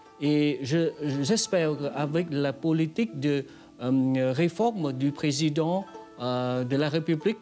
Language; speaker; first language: French; non-native, fluent; Vietnamese